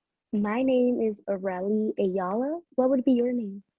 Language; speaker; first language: English; early bilingual, other home language; Spanish